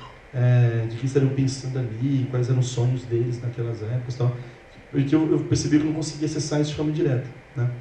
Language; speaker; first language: Portuguese; native; Portuguese